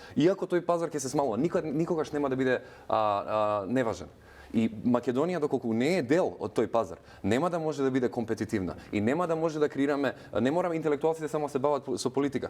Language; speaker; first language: Macedonian; non-native, local second language; Albanian